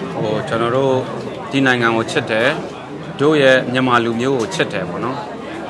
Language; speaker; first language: Burmese; non-native, local second language; Hakha Chin